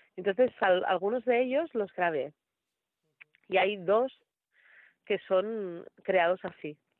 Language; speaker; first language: Spanish; native; Spanish